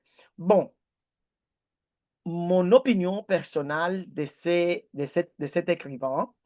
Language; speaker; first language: French; non-native, learner; Spanish